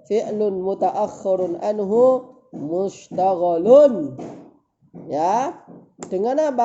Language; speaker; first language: Arabic; non-native, fluent; Indonesian